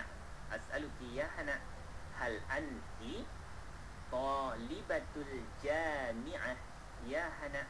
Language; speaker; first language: Arabic; non-native, fluent; Malay